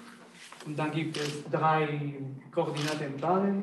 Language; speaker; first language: German; non-native, learner; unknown